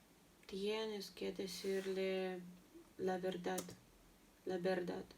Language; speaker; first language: Spanish; non-native, learner; Russian